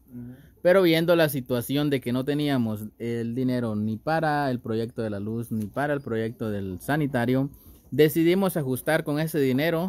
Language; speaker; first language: Spanish; native; Spanish